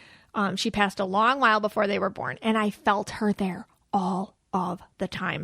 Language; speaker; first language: English; native; English